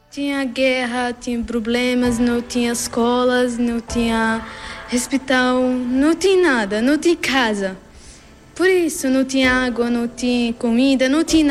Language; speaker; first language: Portuguese; non-native, learner; Arabic